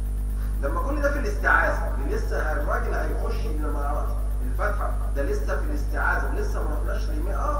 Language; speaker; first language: Arabic; native; Arabic